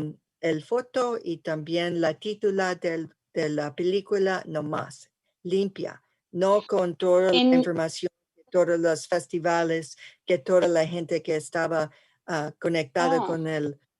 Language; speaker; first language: Spanish; early bilingual, heritage; English